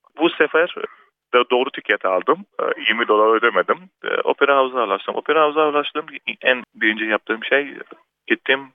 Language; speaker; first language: Turkish; early bilingual, heritage; Turkish